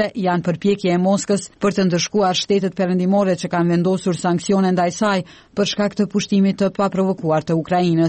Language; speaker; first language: Albanian; native; Albanian